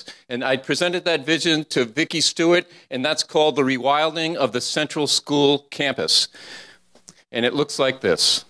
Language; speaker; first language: English; native; English